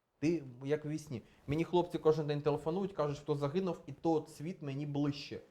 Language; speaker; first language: Ukrainian; non-native, local second language; Russian